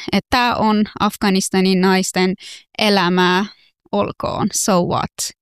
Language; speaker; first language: Finnish; non-native, fluent; Persian